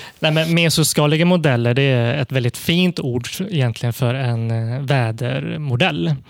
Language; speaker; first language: Swedish; early bilingual, other home language; Cantonese